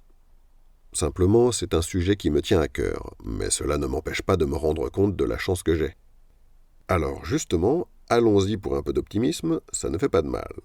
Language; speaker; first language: French; native; French